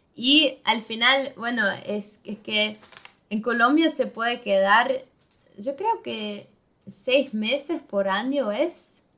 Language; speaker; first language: Spanish; non-native, fluent; Swiss German